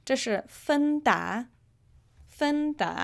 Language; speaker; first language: Chinese; non-native, fluent; English